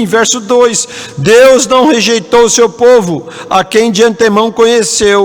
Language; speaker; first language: Portuguese; native; Portuguese